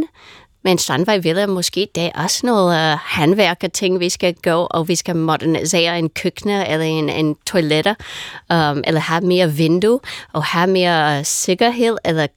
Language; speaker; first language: Danish; non-native, fluent; English